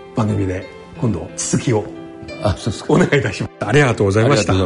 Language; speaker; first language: Japanese; native; Japanese